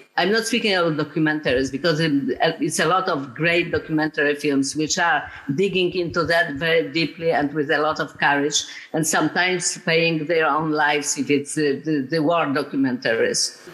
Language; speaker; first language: English; non-native, fluent; Polish